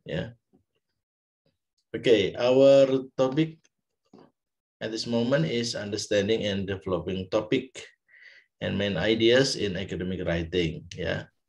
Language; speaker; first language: English; non-native, fluent; Indonesian